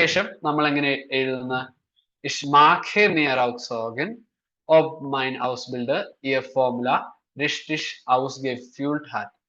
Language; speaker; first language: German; non-native, fluent; Malayalam